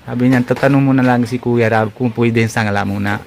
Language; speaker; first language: Filipino; non-native, fluent; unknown